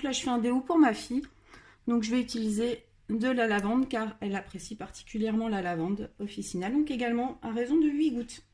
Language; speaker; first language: French; native; French